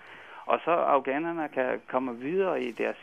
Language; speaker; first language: Danish; non-native, fluent; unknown